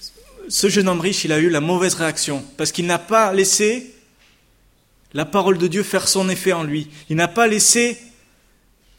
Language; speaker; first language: French; native; French